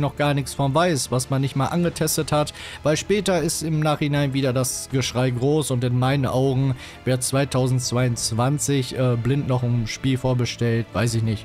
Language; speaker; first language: German; native; German